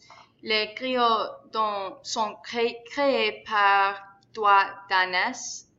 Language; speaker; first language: French; non-native, learner; English